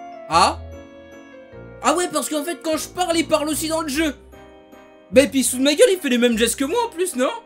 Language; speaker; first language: French; native; French